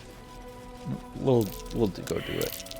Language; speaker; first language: English; native; English